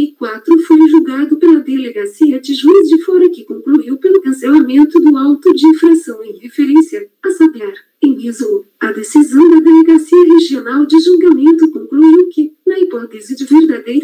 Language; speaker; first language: Portuguese; native; Portuguese